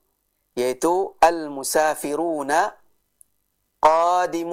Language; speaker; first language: Arabic; non-native, fluent; Indonesian